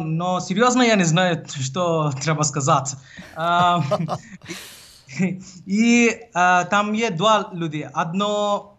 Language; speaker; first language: Russian; non-native, learner; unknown